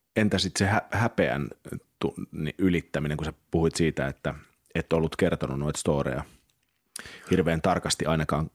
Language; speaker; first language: Finnish; native; Finnish